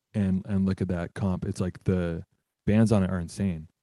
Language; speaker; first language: English; native; English